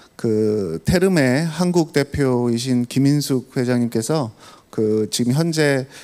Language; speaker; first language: Korean; native; Korean